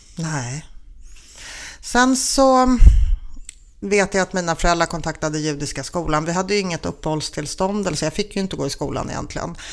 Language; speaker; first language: Swedish; early bilingual, other home language; Polish